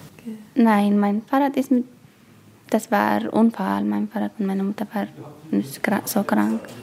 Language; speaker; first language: German; non-native, learner; Tigrinya